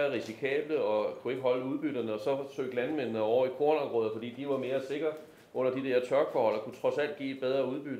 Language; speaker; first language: Danish; native; Danish